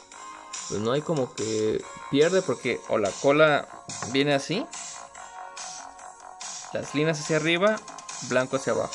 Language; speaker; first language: Spanish; native; Spanish